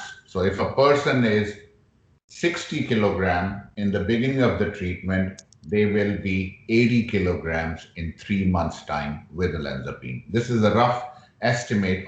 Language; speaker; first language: English; non-native, local second language; Urdu